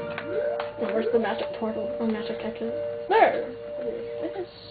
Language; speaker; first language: English; native; English